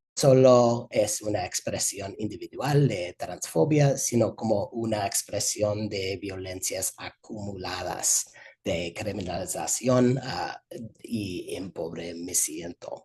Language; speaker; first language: Spanish; non-native, fluent; English